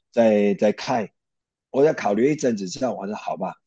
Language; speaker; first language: Chinese; non-native, local second language; Cantonese